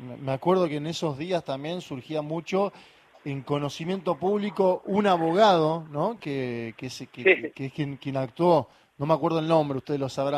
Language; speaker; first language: Spanish; native; Spanish